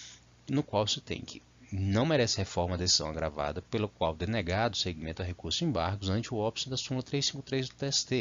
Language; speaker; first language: Portuguese; native; Portuguese